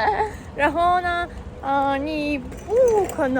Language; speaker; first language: Chinese; non-native, fluent; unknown